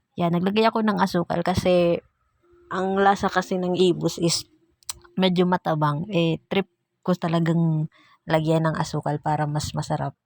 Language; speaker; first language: Filipino; non-native, local second language; Bikol